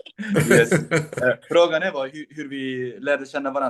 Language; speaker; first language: Swedish; non-native, local second language; Kurdish